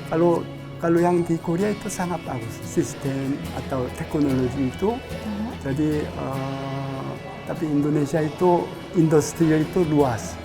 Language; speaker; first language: Indonesian; non-native, learner; Korean